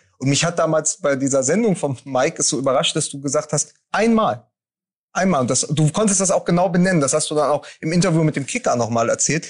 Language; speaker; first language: German; native; German